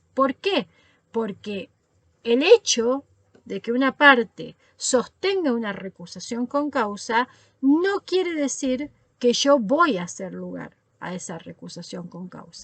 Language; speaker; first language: Spanish; native; Spanish